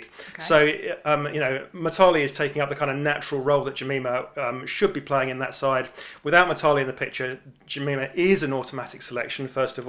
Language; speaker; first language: English; native; English